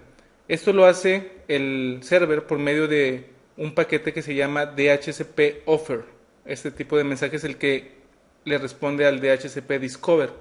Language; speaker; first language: Spanish; native; Spanish